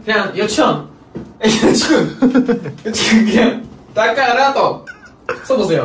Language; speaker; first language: Korean; non-native, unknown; Japanese